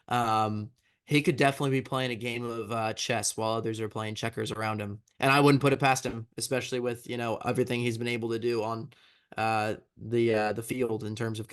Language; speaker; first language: English; native; English